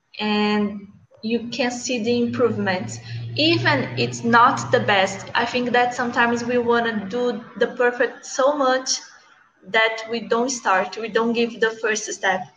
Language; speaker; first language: English; non-native, learner; Portuguese